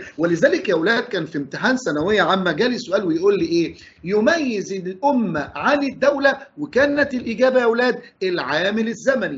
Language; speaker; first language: Arabic; native; Arabic